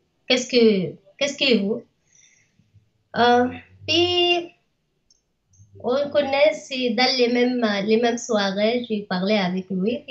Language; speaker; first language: French; non-native, learner; Arabic